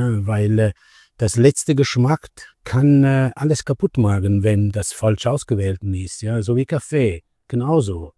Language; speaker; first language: German; non-native, fluent; Italian